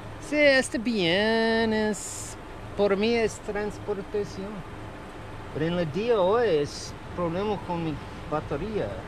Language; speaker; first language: Spanish; non-native, learner; English